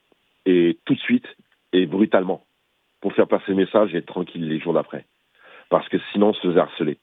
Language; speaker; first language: French; early bilingual, other home language; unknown